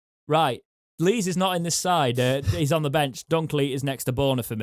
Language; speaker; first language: English; native; English